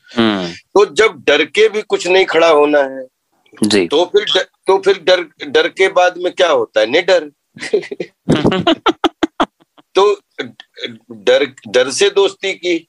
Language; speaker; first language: Hindi; native; Hindi